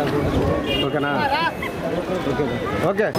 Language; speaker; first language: Telugu; non-native, fluent; Hindi